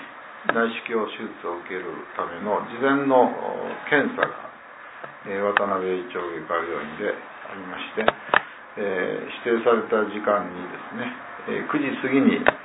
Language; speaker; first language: Japanese; native; Japanese